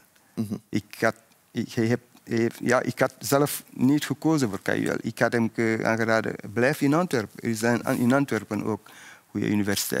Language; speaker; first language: Dutch; non-native, fluent; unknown